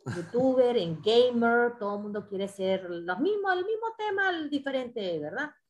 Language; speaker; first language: Spanish; native; Spanish